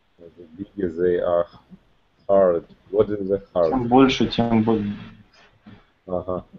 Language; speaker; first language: English; non-native, learner; Russian